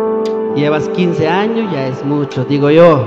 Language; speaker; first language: Spanish; non-native, local second language; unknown